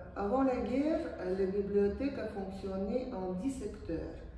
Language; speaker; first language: French; non-native, fluent; Ukrainian